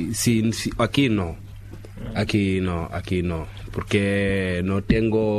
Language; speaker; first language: Spanish; non-native, learner; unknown